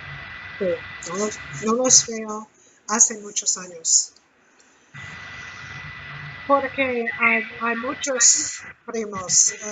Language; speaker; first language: Spanish; non-native, learner; English